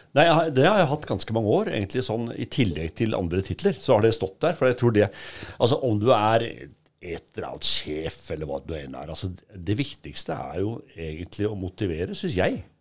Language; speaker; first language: Norwegian; native; Norwegian